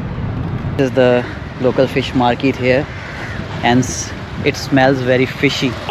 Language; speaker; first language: English; non-native, learner; Urdu